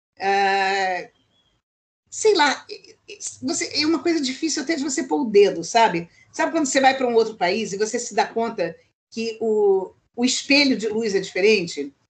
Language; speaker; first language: Portuguese; native; Portuguese